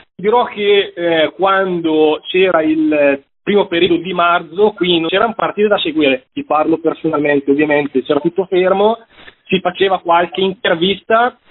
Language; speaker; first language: Italian; native; Italian